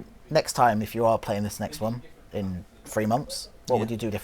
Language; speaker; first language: English; native; English